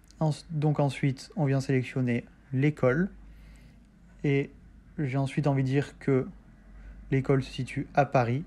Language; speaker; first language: French; native; French